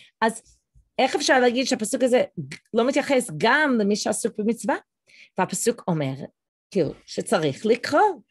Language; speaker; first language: Hebrew; non-native, fluent; English